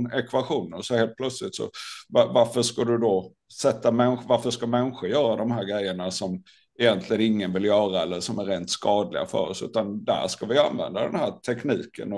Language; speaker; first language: Swedish; native; Swedish